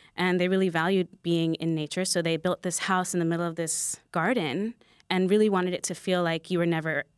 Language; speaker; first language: English; native; English